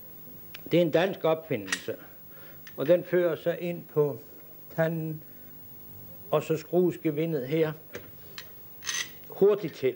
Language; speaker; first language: Danish; native; Danish